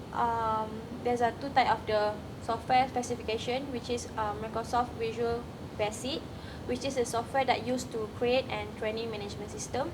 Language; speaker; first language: English; non-native, learner; Malay